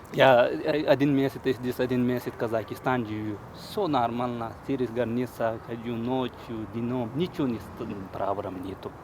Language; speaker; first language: Russian; non-native, learner; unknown